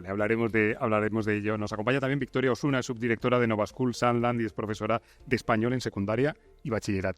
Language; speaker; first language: Spanish; native; Spanish